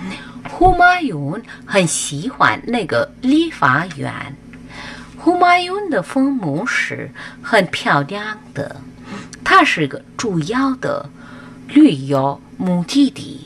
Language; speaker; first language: Chinese; non-native, fluent; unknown